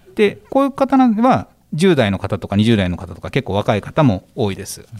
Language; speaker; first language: Japanese; native; Japanese